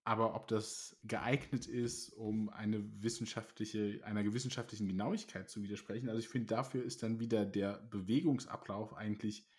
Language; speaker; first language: German; native; German